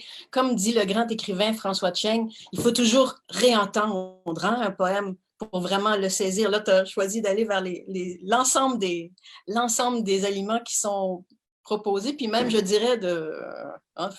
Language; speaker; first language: French; native; French